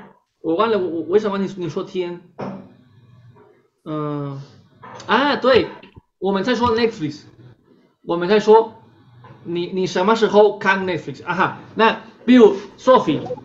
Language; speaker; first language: Chinese; non-native, fluent; Spanish